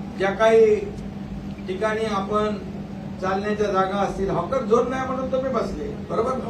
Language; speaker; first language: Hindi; non-native, local second language; Marathi